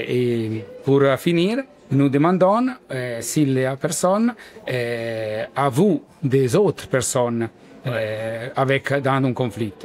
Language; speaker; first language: French; non-native, learner; Italian